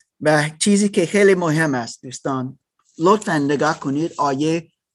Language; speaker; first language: Persian; non-native, learner; German